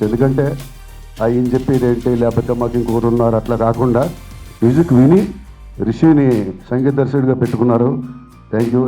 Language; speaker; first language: Telugu; native; Telugu